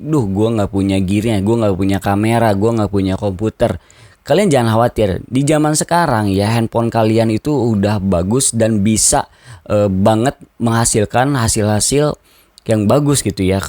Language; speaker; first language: Indonesian; native; Indonesian